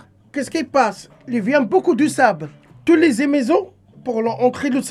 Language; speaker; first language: French; non-native, learner; Arabic